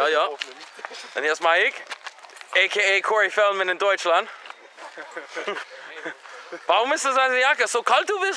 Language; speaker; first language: German; non-native, learner; English